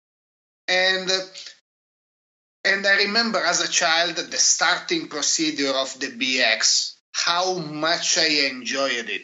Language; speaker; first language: English; non-native, fluent; Italian